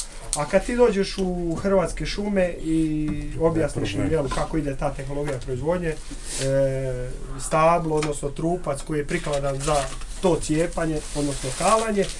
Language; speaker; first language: Croatian; native; Croatian